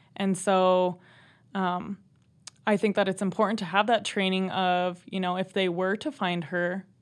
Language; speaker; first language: English; native; English